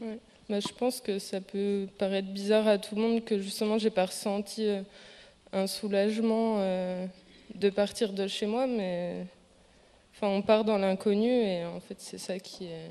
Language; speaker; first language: French; native; French